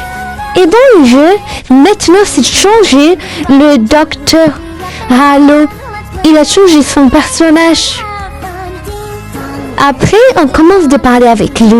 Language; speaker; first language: French; non-native, learner; Arabic